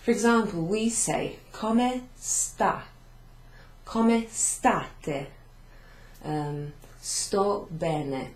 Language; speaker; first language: Italian; non-native, fluent; English